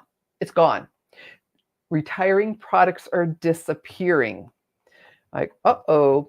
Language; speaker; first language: English; native; English